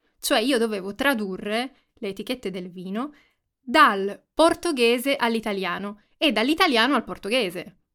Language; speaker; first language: Italian; native; Italian